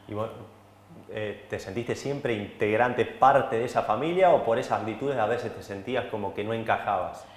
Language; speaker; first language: Spanish; native; Spanish